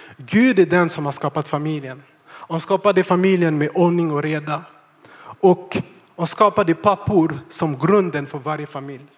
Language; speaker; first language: Swedish; non-native, fluent; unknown